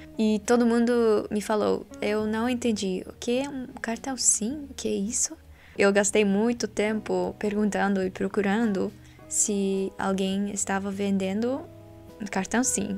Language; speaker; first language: Portuguese; non-native, learner; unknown